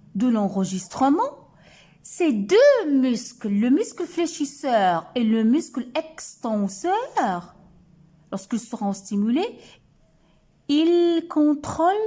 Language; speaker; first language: French; non-native, local second language; Arabic